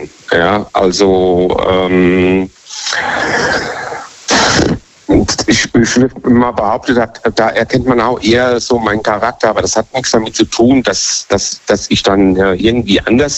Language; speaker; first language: German; native; German